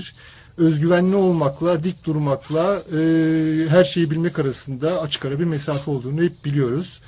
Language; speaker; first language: Turkish; native; Turkish